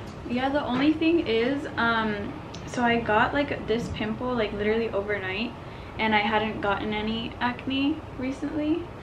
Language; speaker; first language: English; early bilingual, other home language; Spanish